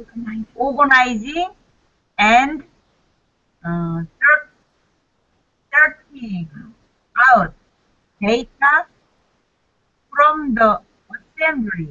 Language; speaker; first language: English; non-native, learner; Korean